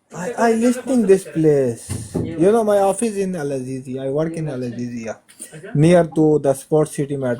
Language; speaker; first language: English; non-native, learner; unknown